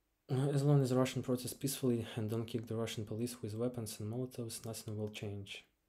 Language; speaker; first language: English; non-native, fluent; Ukrainian